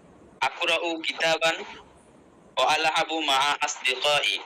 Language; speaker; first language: Arabic; non-native, learner; Bangla